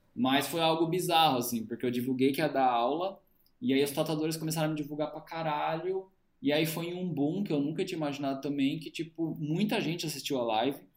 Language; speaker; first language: Portuguese; native; Portuguese